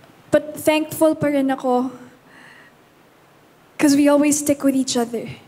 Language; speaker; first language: English; non-native, local second language; Filipino